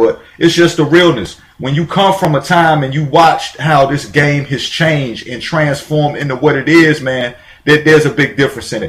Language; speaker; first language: English; native; English